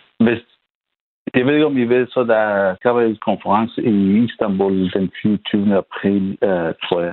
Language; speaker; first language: Danish; non-native, fluent; Persian